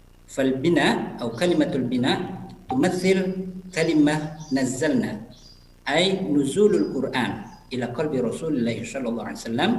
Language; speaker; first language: Arabic; non-native, fluent; Indonesian